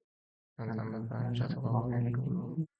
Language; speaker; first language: Indonesian; native; Indonesian